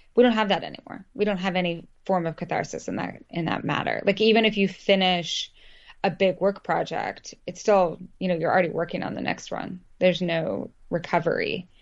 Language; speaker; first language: English; native; English